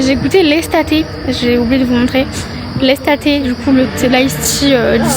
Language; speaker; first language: French; native; French